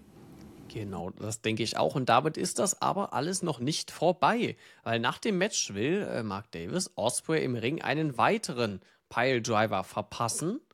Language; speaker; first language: German; native; German